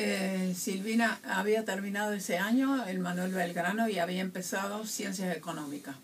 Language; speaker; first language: Spanish; native; Spanish